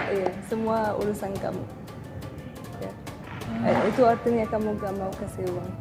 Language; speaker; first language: Indonesian; non-native, fluent; Arabic